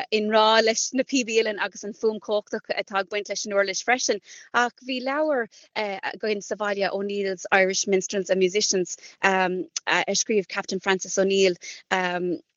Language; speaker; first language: Irish; non-native, local second language; English